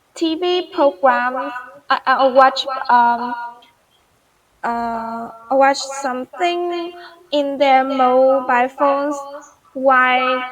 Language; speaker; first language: English; non-native, learner; Vietnamese